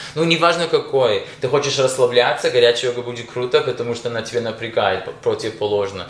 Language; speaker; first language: Russian; non-native, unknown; English